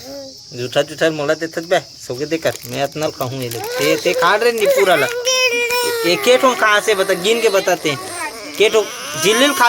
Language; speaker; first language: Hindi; non-native, local second language; Chhattisgarhi